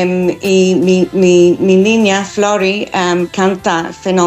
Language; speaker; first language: Spanish; non-native, fluent; English